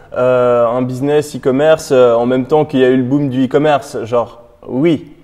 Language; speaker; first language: French; native; French